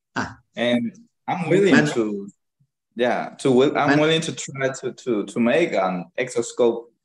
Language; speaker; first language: English; non-native, learner; Spanish